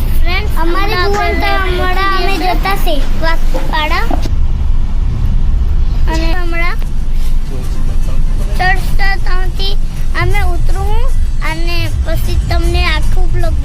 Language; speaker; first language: Gujarati; non-native, local second language; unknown